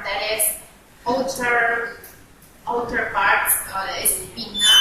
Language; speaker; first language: English; non-native, learner; Indonesian